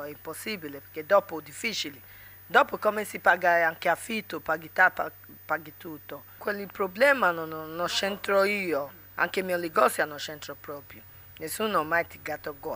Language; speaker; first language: Italian; non-native, learner; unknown